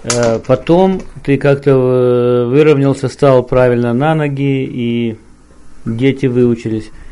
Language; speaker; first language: Russian; native; Russian